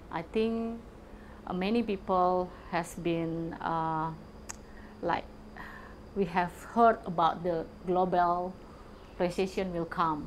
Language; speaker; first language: English; non-native, fluent; Indonesian